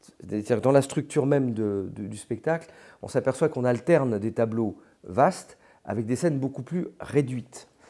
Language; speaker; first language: French; native; French